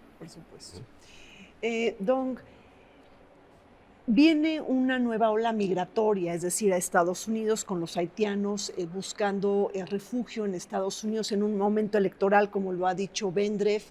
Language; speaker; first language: Spanish; native; Spanish